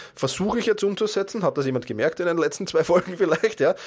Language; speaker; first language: German; native; German